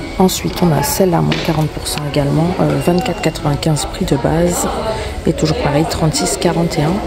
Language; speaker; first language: French; native; French